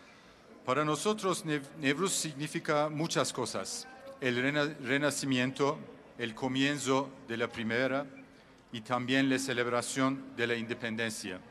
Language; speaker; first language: Spanish; non-native, learner; Turkish